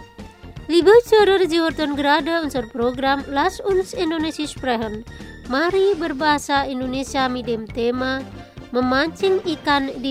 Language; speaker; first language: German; non-native, learner; Indonesian